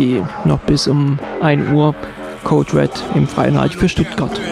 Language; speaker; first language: German; native; German